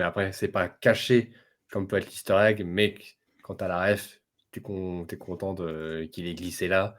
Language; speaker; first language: French; native; French